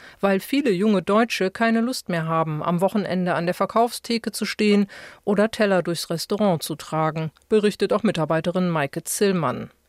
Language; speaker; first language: German; native; German